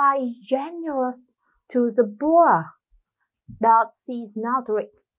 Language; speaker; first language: English; non-native, fluent; Vietnamese